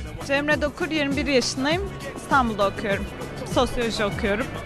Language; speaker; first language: Turkish; native; Turkish